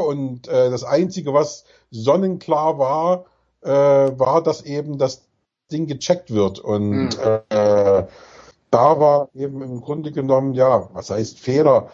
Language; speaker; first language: German; native; German